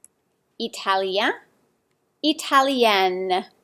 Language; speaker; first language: French; non-native, fluent; English